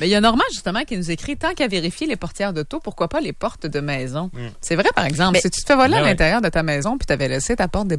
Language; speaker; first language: French; native; French